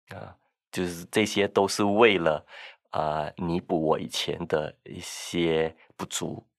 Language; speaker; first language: Chinese; non-native, local second language; Min Nan Chinese